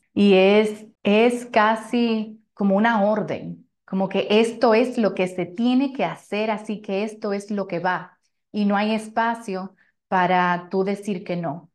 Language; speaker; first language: Spanish; native; Spanish